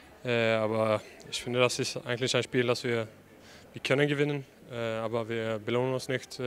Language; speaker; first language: German; non-native, fluent; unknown